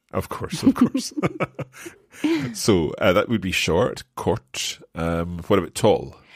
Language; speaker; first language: English; native; English